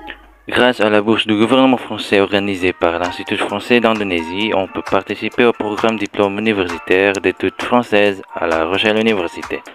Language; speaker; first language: French; non-native, fluent; Indonesian